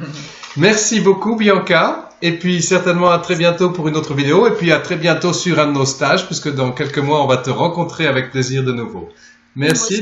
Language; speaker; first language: French; native; French